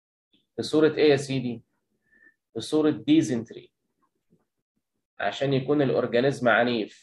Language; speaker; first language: Arabic; native; Arabic